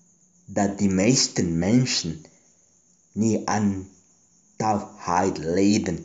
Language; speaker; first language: German; non-native, learner; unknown